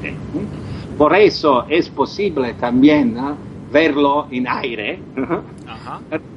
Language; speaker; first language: Spanish; non-native, learner; Croatian